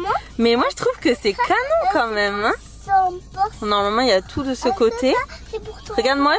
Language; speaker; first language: French; native; French